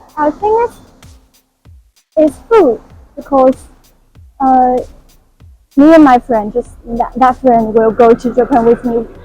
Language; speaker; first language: English; non-native, learner; Chinese